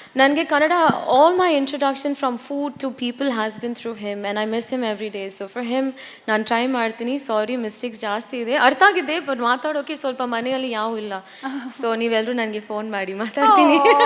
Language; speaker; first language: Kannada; non-native, learner; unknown